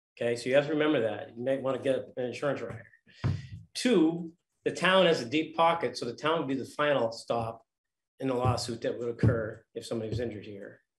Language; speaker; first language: English; native; English